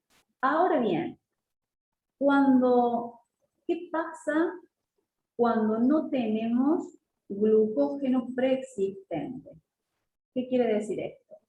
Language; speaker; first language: Spanish; native; Spanish